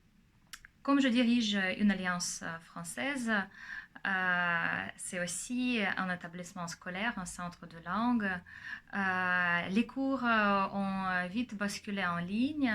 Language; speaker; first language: French; non-native, fluent; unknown